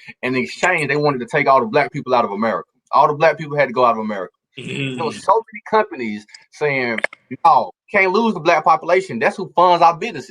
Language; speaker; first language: English; native; English